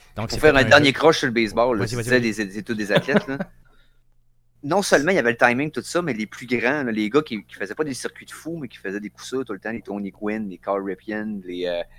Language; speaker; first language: French; native; French